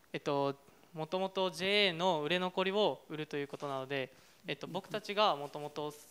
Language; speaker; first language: Japanese; native; Japanese